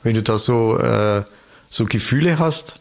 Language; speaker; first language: German; native; German